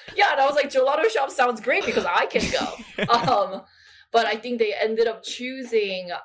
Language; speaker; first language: English; non-native, fluent; Korean